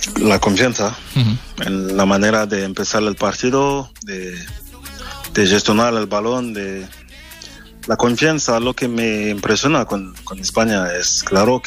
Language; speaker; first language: Spanish; non-native, fluent; French